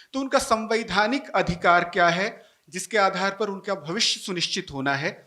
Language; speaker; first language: Hindi; native; Hindi